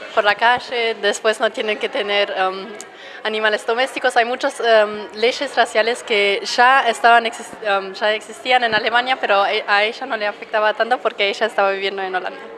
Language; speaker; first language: Spanish; non-native, fluent; German